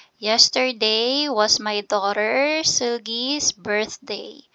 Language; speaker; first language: English; non-native, local second language; Filipino